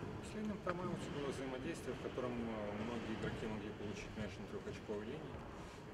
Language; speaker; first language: Russian; native; Russian